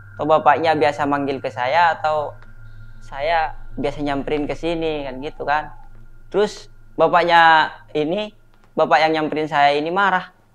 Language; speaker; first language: Indonesian; native; Indonesian